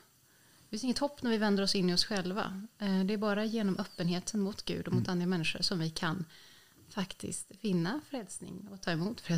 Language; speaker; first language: Swedish; native; Swedish